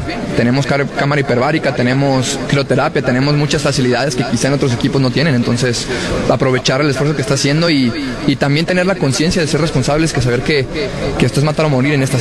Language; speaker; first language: Spanish; native; Spanish